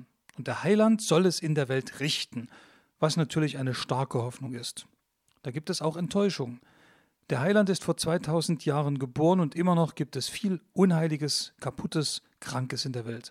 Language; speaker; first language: German; native; German